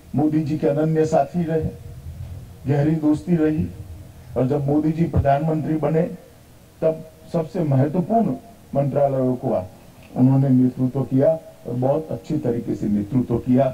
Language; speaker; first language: Hindi; non-native, local second language; Gujarati